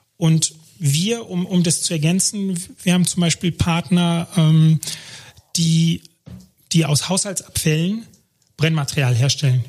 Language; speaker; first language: German; native; German